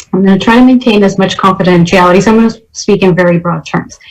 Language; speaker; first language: English; native; English